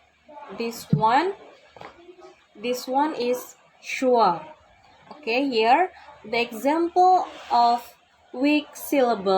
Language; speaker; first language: English; non-native, learner; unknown